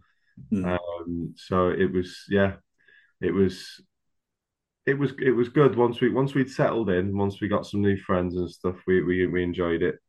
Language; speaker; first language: English; native; English